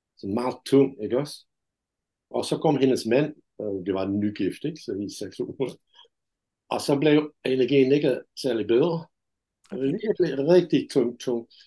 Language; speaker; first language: Danish; non-native, fluent; Dutch